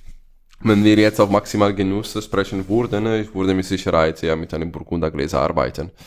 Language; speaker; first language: German; non-native, fluent; Italian